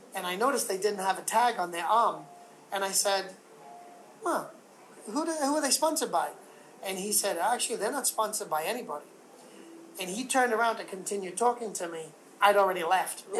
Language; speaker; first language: English; native; English